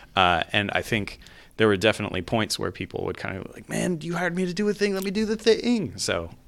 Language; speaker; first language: English; native; English